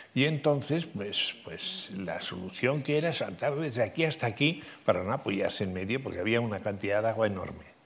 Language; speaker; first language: Spanish; native; Spanish